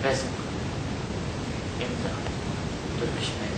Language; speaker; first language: English; non-native, learner; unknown